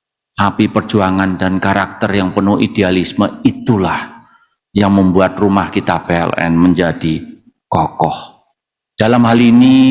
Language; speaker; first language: Indonesian; native; Indonesian